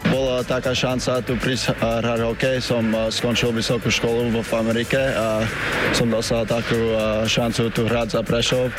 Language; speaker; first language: Slovak; early bilingual, heritage; Slovak